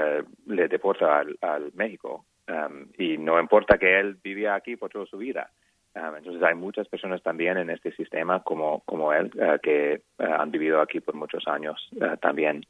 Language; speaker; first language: Spanish; non-native, fluent; English